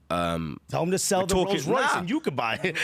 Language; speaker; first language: English; native; English